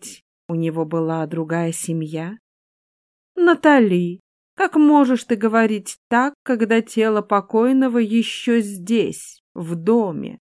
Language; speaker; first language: Russian; native; Russian